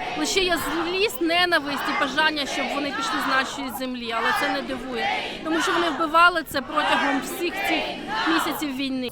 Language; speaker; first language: Ukrainian; native; Ukrainian